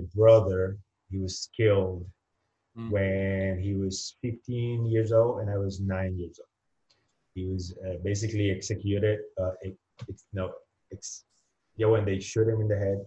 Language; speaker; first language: English; non-native, fluent; Spanish